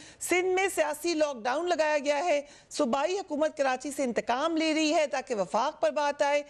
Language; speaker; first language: Urdu; native; Urdu